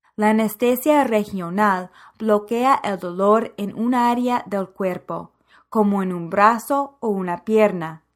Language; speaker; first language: Spanish; non-native, fluent; English